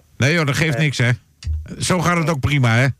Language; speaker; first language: Dutch; native; Dutch